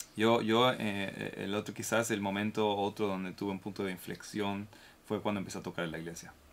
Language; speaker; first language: Spanish; native; Spanish